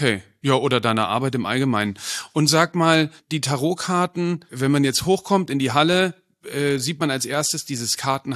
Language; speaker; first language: German; native; German